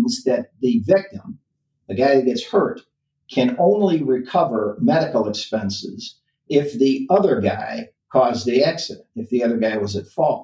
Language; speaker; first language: English; native; English